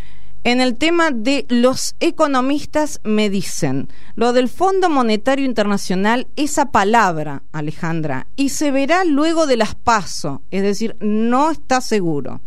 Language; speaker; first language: Spanish; native; Spanish